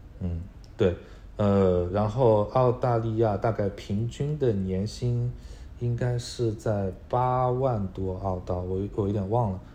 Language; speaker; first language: Chinese; native; Chinese